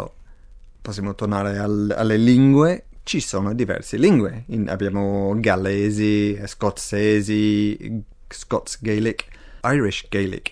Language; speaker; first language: Italian; non-native, fluent; English